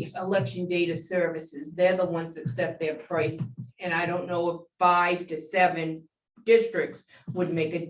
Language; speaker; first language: English; native; English